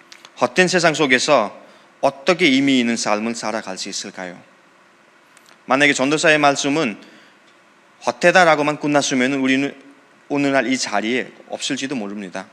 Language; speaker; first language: Korean; non-native, fluent; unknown